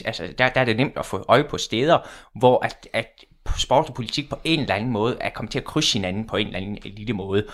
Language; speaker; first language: Danish; native; Danish